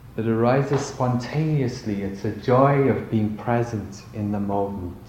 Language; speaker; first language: English; native; English